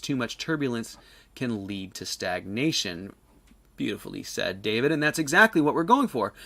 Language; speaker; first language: English; native; English